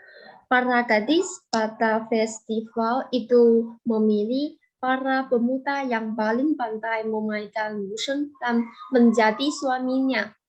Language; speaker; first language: Indonesian; non-native, fluent; Chinese